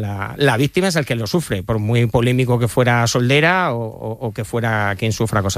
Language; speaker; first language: Spanish; native; Spanish